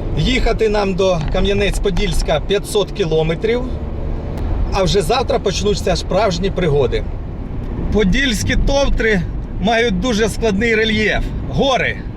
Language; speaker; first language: Ukrainian; non-native, local second language; Russian